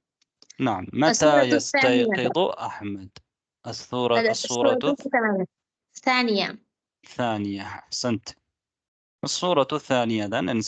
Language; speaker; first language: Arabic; non-native, fluent; Tamil